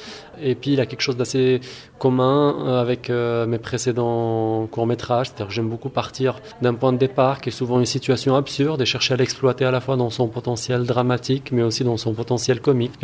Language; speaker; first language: French; non-native, local second language; Arabic